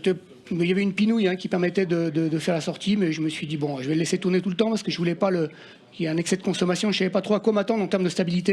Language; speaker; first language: French; native; French